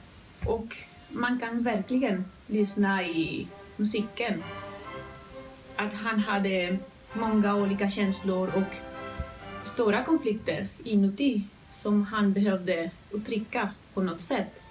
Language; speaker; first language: Swedish; non-native, fluent; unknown